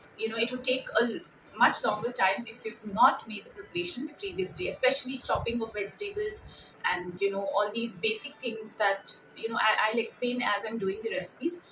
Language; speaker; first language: English; non-native, local second language; Kannada